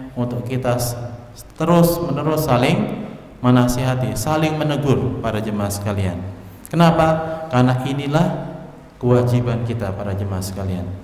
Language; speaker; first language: Indonesian; non-native, local second language; Javanese